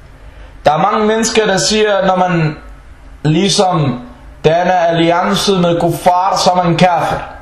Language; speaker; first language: Danish; early bilingual, other home language; Arabic